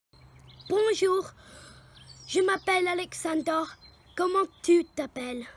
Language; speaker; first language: French; early bilingual, heritage; French